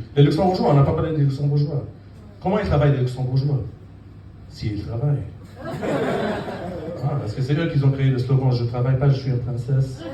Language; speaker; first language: French; non-native, fluent; Arabic